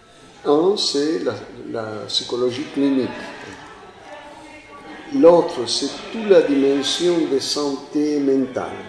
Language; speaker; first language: French; non-native, fluent; Spanish